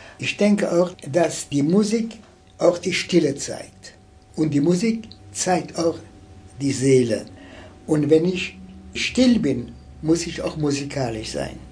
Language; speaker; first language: German; non-native, fluent; French